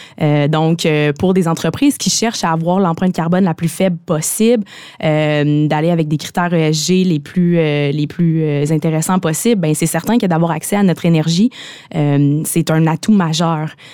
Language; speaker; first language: French; native; French